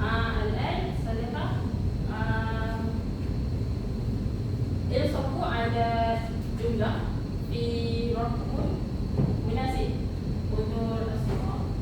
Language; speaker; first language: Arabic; non-native, learner; Malay